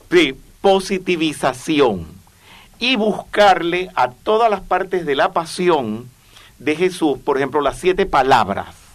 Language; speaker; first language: Spanish; native; Spanish